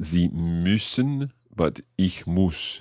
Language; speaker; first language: German; non-native, learner; English